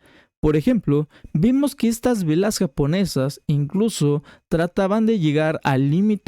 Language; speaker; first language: Spanish; native; Spanish